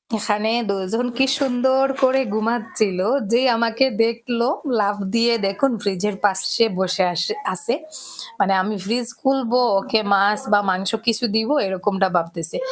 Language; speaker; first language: Bangla; native; Bangla